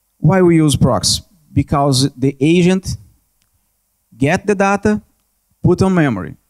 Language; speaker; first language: English; non-native, learner; Portuguese